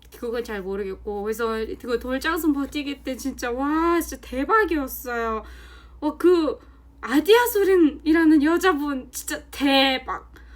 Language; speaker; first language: Korean; non-native, fluent; Mongolian